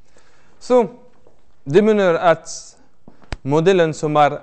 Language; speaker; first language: Norwegian; non-native, fluent; French